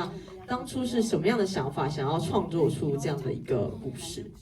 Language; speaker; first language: Chinese; native; Chinese